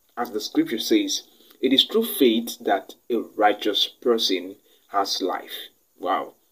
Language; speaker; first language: English; non-native, local second language; Yoruba